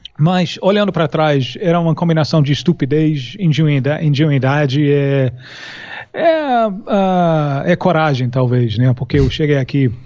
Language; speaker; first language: Portuguese; non-native, fluent; English